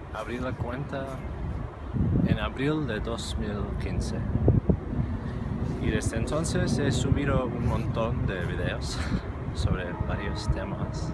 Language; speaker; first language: Spanish; non-native, learner; English